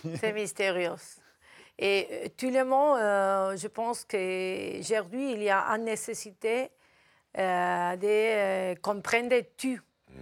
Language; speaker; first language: French; non-native, learner; Spanish